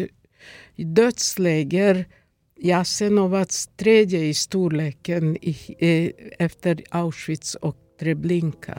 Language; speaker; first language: Swedish; non-native, fluent; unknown